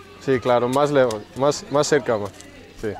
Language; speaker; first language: Spanish; non-native, learner; English